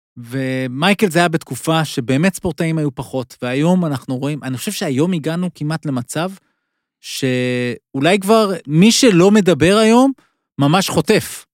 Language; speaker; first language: Hebrew; native; Hebrew